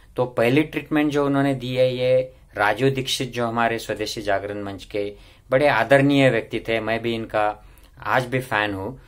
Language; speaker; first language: Hindi; non-native, local second language; Marathi